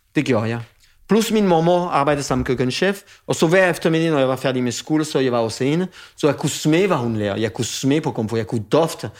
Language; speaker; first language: Danish; non-native, fluent; French